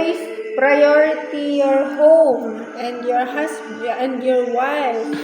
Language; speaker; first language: English; non-native, learner; Filipino